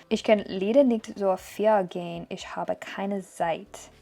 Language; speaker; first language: German; non-native, learner; English